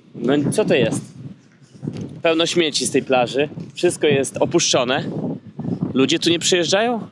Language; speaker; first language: Polish; native; Polish